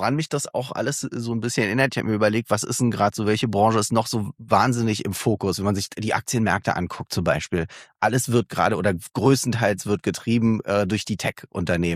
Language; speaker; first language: German; native; German